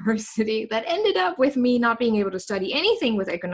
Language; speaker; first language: English; non-native, fluent; German